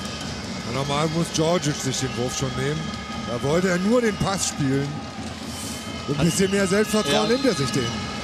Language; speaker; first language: German; native; German